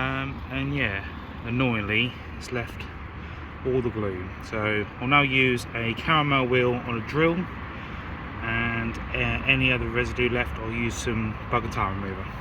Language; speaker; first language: English; native; English